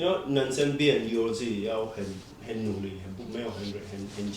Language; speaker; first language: Chinese; non-native, fluent; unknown